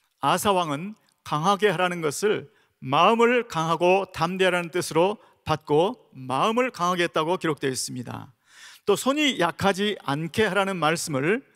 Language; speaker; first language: Korean; native; Korean